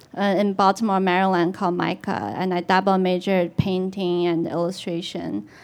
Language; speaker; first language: English; non-native, fluent; Chinese